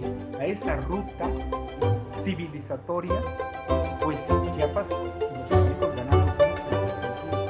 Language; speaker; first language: Spanish; native; Spanish